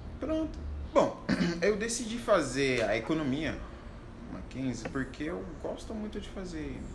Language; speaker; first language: Portuguese; non-native, fluent; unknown